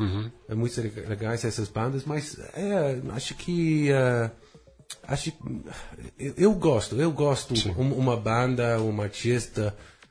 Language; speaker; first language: Portuguese; non-native, fluent; English